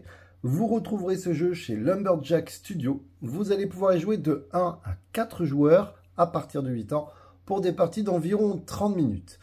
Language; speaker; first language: French; native; French